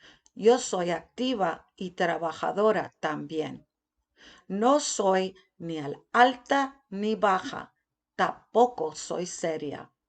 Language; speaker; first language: Spanish; non-native, fluent; English